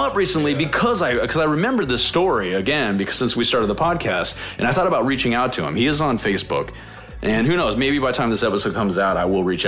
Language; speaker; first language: English; native; English